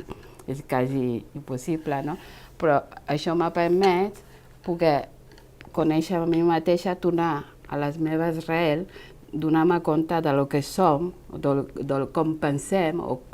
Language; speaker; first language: Catalan; non-native, fluent; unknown